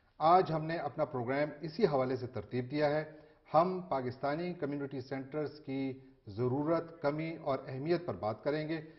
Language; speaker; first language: Urdu; non-native, local second language; Pashto